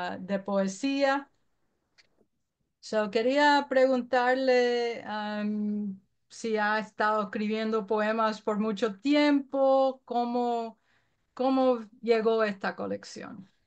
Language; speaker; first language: Spanish; early bilingual, heritage; Spanish